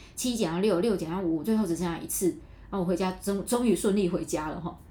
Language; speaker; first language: Chinese; non-native, local second language; Min Nan Chinese